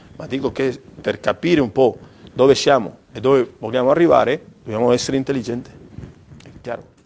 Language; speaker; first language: Italian; non-native, fluent; Spanish